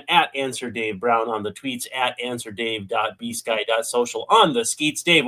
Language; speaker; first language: English; native; English